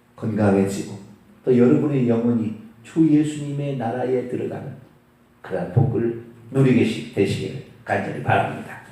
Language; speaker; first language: Korean; native; Korean